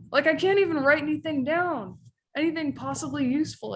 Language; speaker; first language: English; native; English